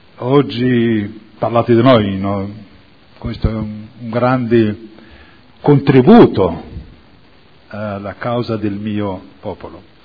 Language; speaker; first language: Italian; non-native, fluent; Arabic